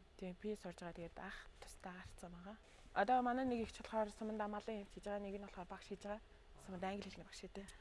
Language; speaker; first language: Mongolian; non-native, local second language; Tuvinian